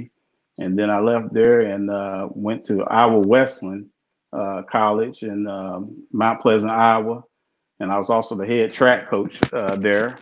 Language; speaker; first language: English; native; English